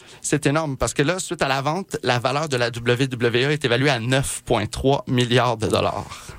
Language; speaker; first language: French; native; French